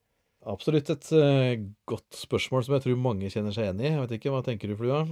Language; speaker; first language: Norwegian; native; Norwegian